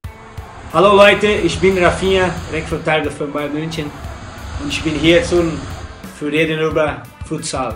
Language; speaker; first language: German; non-native, learner; Portuguese